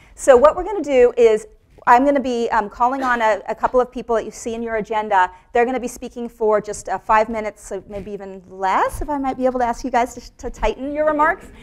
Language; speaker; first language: English; native; English